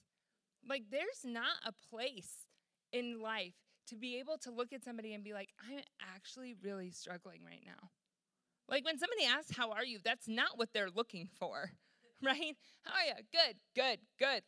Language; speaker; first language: English; native; English